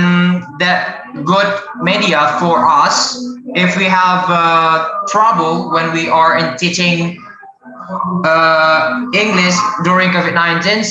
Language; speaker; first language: English; non-native, learner; Indonesian